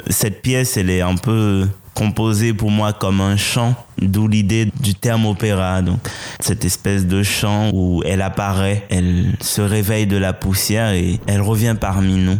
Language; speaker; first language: French; non-native, local second language; Haitian Creole